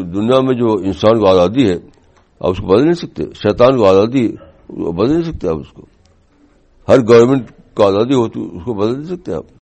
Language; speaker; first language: Urdu; native; Urdu